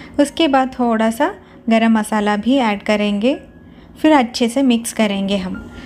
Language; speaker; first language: Hindi; non-native, local second language; Malayalam